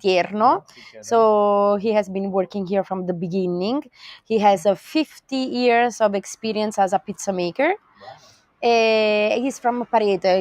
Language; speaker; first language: English; non-native, fluent; Italian